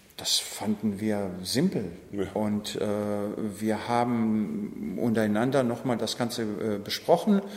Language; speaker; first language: German; non-native, fluent; Greek